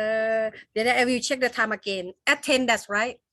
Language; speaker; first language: English; non-native, learner; Thai